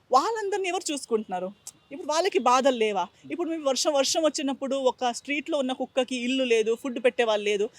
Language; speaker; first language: Telugu; non-native, fluent; Konkani